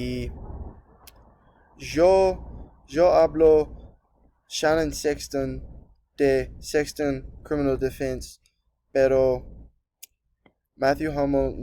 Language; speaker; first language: Spanish; non-native, learner; English